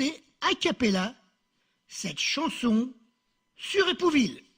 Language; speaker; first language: French; native; French